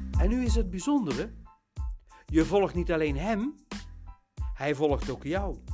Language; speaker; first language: Dutch; native; Dutch